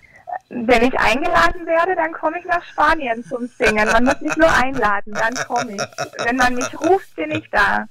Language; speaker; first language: German; native; German